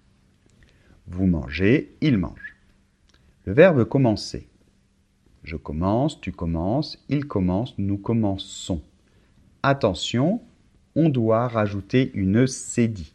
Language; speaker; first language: French; native; French